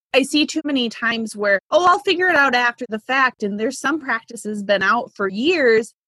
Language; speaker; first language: English; native; English